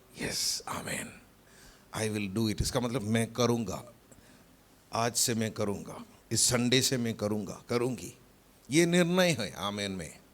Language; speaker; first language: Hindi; non-native, local second language; Malayalam